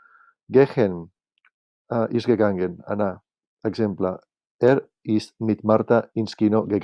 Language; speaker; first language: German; non-native, fluent; Catalan